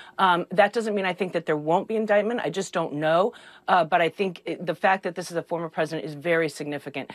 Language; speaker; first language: English; native; English